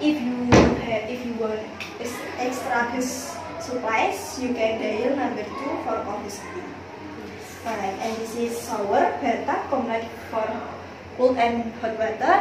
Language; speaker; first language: English; non-native, learner; Indonesian